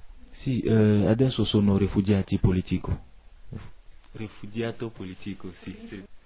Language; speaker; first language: Italian; non-native, learner; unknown